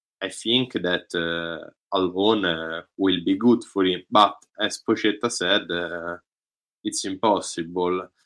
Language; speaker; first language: English; non-native, learner; Italian